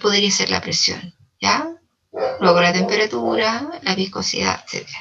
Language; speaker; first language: Spanish; native; Spanish